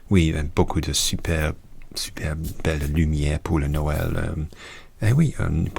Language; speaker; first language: French; non-native, learner; English